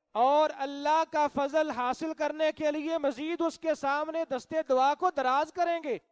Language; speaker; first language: Urdu; non-native, local second language; Punjabi